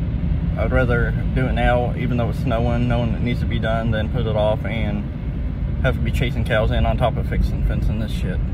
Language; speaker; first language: English; native; English